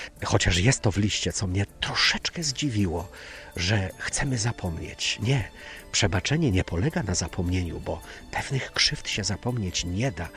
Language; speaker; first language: Polish; native; Polish